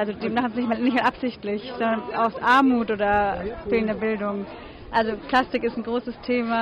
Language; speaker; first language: German; non-native, fluent; French